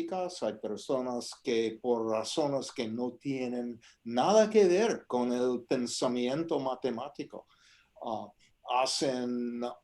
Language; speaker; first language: Spanish; non-native, fluent; English